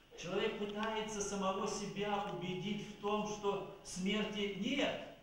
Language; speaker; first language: Russian; native; Russian